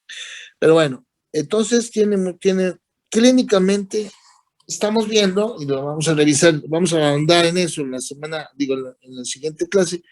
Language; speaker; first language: Spanish; native; Spanish